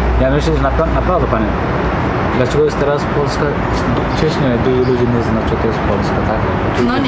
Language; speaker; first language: Polish; non-native, learner; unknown